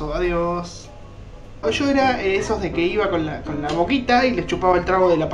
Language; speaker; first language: Spanish; native; Spanish